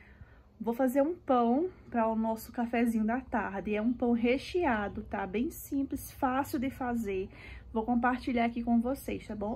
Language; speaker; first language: Portuguese; native; Portuguese